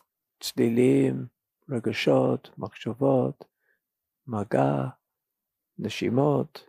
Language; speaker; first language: Hebrew; non-native, fluent; English